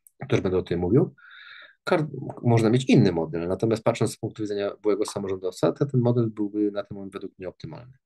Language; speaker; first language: Polish; native; Polish